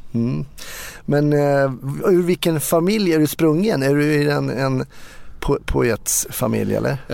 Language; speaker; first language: Swedish; native; Swedish